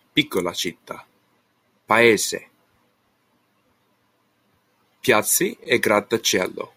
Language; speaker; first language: Italian; non-native, learner; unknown